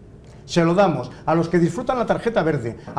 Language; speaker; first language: Spanish; native; Spanish